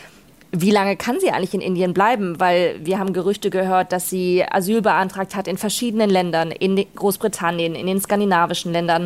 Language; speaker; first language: German; native; German